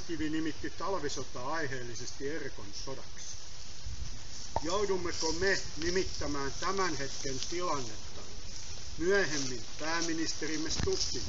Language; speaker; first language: Finnish; native; Finnish